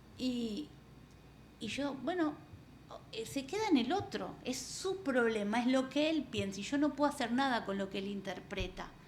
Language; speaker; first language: Spanish; native; Spanish